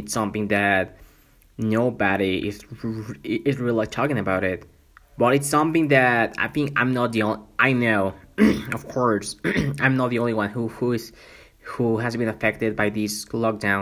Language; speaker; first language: English; non-native, fluent; Spanish